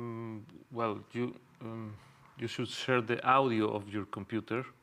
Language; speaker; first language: English; non-native, fluent; Spanish